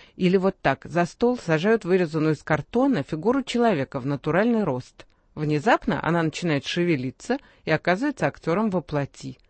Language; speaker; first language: Russian; native; Russian